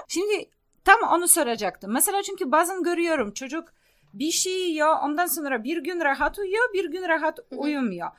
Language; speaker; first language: Turkish; non-native, fluent; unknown